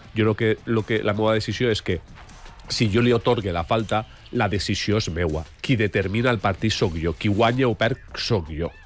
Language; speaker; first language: Catalan; native; Catalan